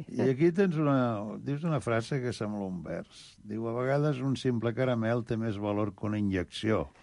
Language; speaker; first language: Catalan; native; Catalan